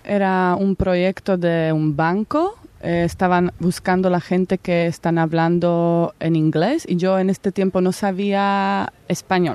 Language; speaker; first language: Spanish; non-native, fluent; Slovak